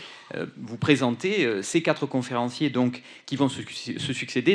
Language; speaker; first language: French; native; French